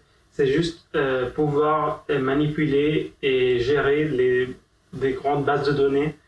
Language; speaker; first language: French; non-native, fluent; Arabic